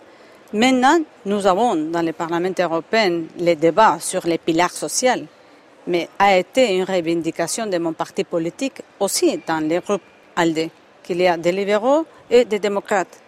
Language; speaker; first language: French; non-native, fluent; Spanish